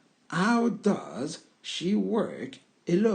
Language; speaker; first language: English; non-native, learner; French